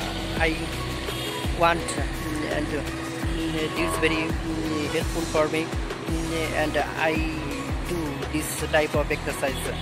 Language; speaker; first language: English; non-native, learner; Bangla